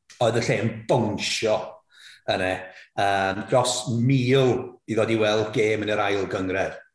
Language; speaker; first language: Welsh; native; Welsh